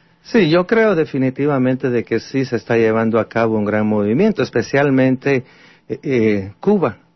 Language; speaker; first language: Spanish; native; Spanish